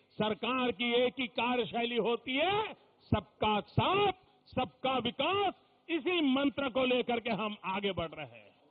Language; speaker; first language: Hindi; non-native, local second language; Gujarati